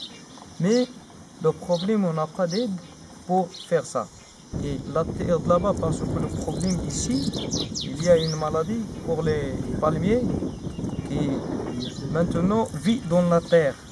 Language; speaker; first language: French; non-native, learner; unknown